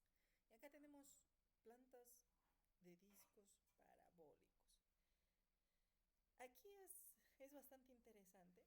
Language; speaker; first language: Spanish; native; Spanish